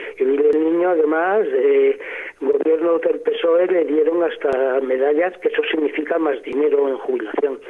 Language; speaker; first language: Spanish; native; Spanish